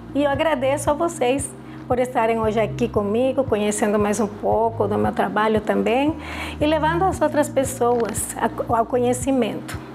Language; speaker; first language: Portuguese; non-native, fluent; Spanish